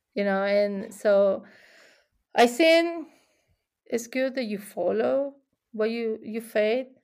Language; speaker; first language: English; non-native, fluent; Spanish